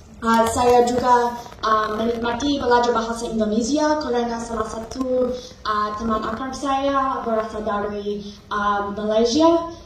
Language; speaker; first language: Indonesian; non-native, learner; English